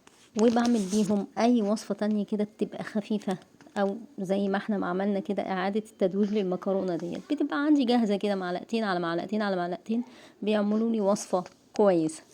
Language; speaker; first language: Arabic; native; Arabic